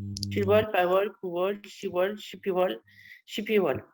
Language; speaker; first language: Korean; non-native, learner; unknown